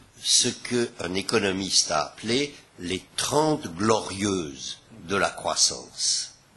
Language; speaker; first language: French; native; French